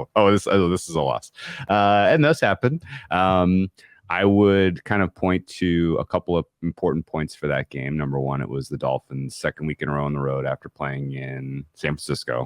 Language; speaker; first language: English; native; English